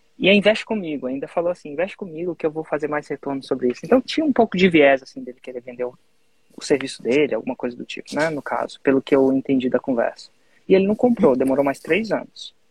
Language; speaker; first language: Portuguese; native; Portuguese